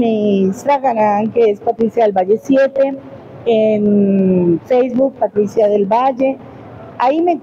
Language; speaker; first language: Spanish; native; Spanish